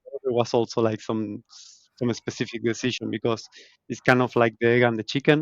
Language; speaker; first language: English; non-native, fluent; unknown